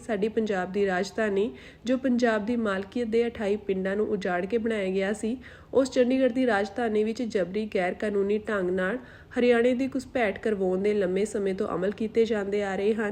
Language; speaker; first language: Punjabi; native; Punjabi